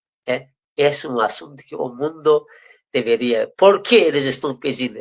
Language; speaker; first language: Portuguese; non-native, fluent; Persian